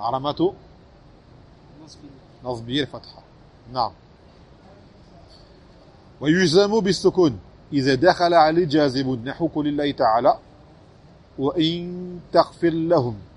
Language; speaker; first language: Arabic; non-native, fluent; French